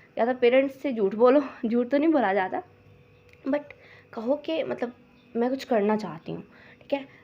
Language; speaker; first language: Urdu; non-native, local second language; Punjabi